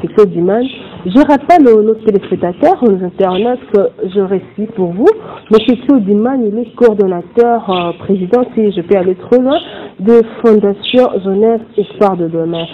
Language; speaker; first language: French; non-native, local second language; Lingala